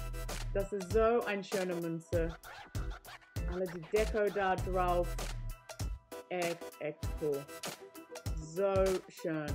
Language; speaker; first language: German; non-native, learner; English